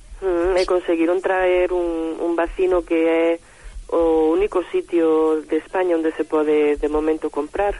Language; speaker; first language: Galician; native; Galician